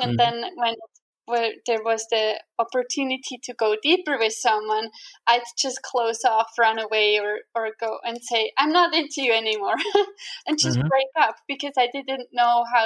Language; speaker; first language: English; non-native, fluent; Swiss German